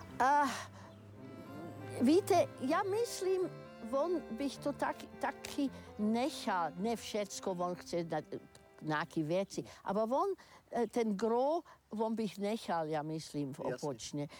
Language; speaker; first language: Czech; non-native, learner; German